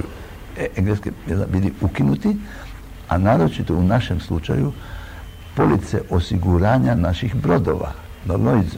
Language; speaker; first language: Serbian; early bilingual, heritage; Croatian